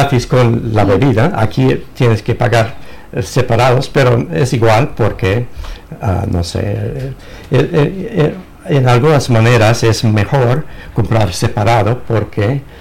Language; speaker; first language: Spanish; non-native, fluent; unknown